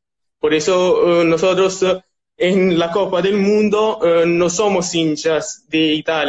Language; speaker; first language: Spanish; non-native, learner; Italian